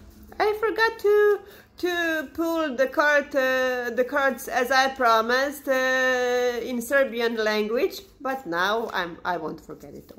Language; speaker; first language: English; non-native, fluent; Serbian